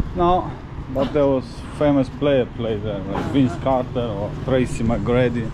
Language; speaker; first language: English; non-native, learner; Polish